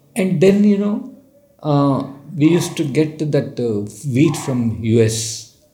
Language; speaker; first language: English; non-native, local second language; Marathi